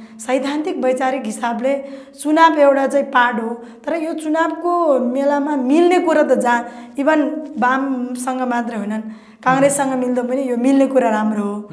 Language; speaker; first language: Nepali; non-native, local second language; Eastern Tamang